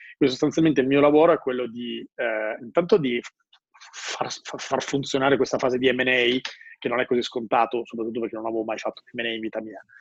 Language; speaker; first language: Italian; native; Italian